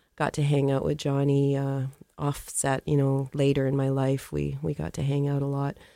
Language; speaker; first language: English; native; English